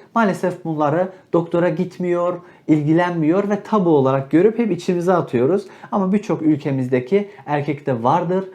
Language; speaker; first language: Turkish; native; Turkish